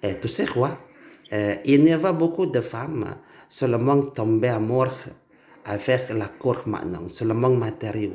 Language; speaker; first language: French; non-native, learner; Indonesian